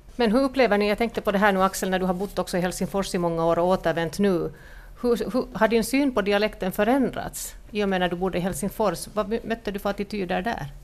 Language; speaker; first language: Swedish; native; Swedish